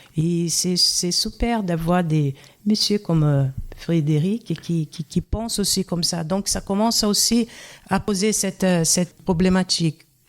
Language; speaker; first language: French; non-native, fluent; Portuguese